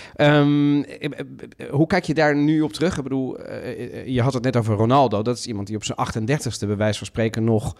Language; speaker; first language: Dutch; early bilingual, other home language; Italian